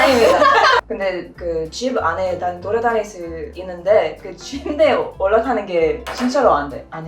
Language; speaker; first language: Korean; non-native, fluent; English